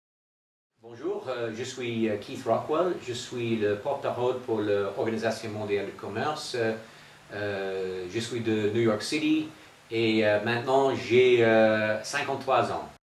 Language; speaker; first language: French; non-native, fluent; English